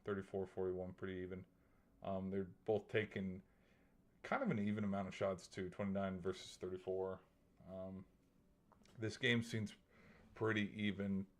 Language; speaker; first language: English; native; English